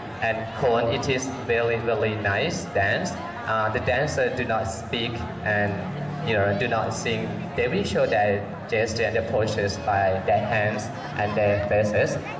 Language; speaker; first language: English; non-native, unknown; Thai